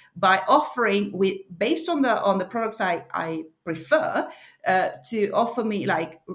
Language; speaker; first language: English; non-native, fluent; Spanish